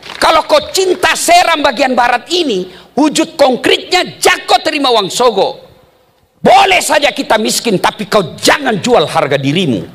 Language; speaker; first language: Indonesian; native; Indonesian